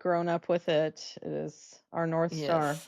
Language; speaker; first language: English; native; English